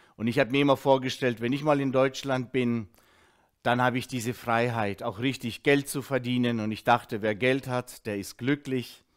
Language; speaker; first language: German; early bilingual, heritage; Russian